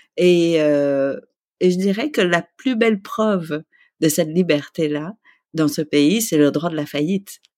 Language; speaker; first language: French; early bilingual, other home language; Vietnamese